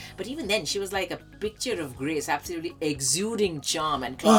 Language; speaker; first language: English; non-native, local second language; Hindi